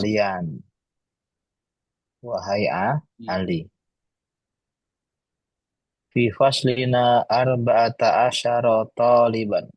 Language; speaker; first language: Arabic; non-native, fluent; Indonesian